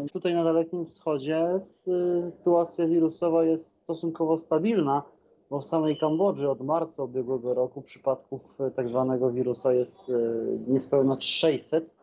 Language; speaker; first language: Polish; native; Polish